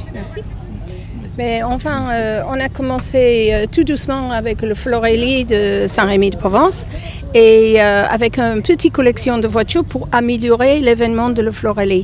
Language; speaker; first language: French; non-native, fluent; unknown